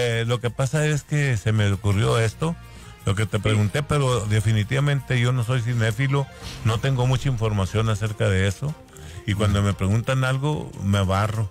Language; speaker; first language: Spanish; native; Spanish